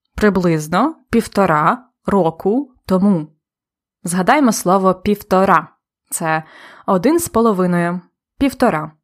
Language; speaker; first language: Ukrainian; native; Ukrainian